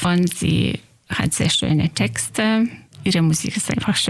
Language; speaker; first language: German; non-native, fluent; Lithuanian